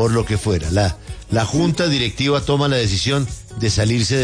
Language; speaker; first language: Spanish; native; Spanish